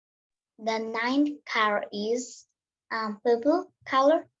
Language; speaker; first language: English; non-native, learner; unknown